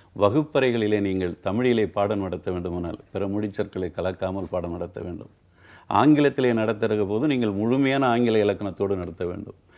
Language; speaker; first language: Tamil; native; Tamil